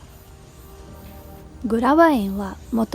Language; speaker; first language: Japanese; non-native, fluent; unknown